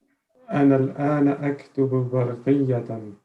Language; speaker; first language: Arabic; non-native, learner; French